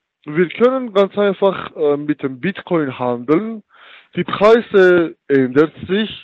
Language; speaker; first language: German; non-native, learner; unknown